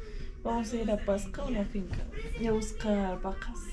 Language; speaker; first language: Spanish; native; Spanish